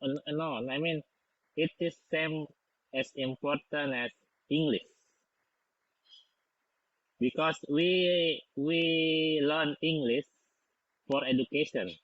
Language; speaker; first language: English; non-native, fluent; Indonesian